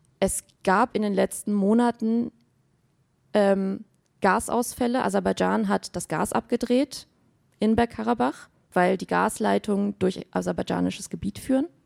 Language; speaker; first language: German; early bilingual, other home language; Armenian